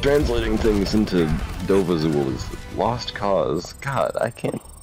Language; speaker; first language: English; native; English